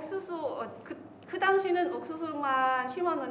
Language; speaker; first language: Korean; non-native, fluent; Filipino